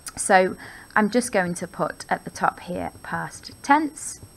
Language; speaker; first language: English; native; English